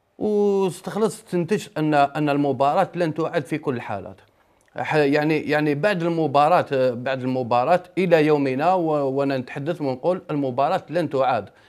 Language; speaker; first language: Arabic; native; Arabic